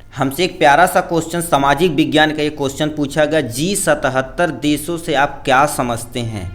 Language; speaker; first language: Hindi; native; Hindi